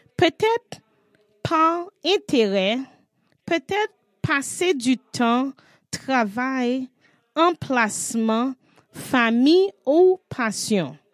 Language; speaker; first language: French; non-native, learner; English